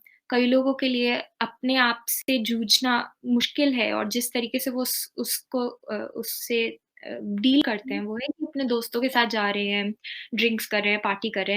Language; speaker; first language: Hindi; native; Hindi